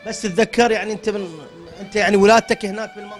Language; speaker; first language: Arabic; native; Arabic